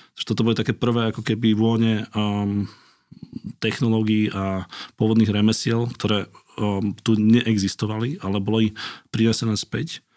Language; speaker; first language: Slovak; native; Slovak